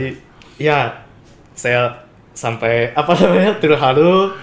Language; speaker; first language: Indonesian; non-native, fluent; Japanese